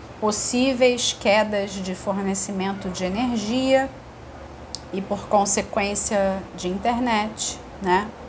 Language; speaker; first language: Portuguese; native; Portuguese